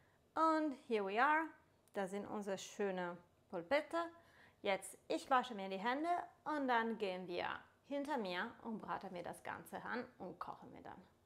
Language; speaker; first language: German; non-native, fluent; Italian